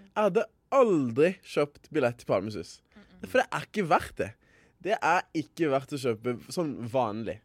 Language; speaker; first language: Norwegian; early bilingual, other home language; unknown